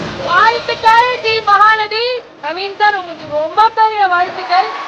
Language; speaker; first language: Tamil; native; Tamil